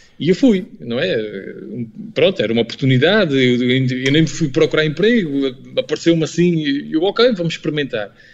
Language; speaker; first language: Portuguese; native; Portuguese